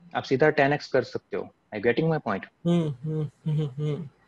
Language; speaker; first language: Hindi; non-native, local second language; Gujarati